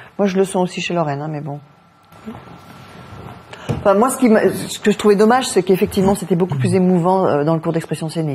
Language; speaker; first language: French; native; French